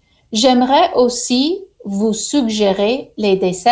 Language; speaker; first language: French; non-native, fluent; English